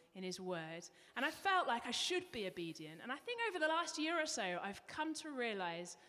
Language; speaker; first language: English; native; English